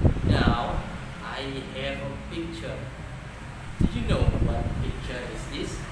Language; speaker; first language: English; non-native, learner; Indonesian